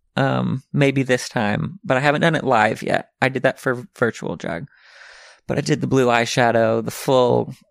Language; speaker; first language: English; native; English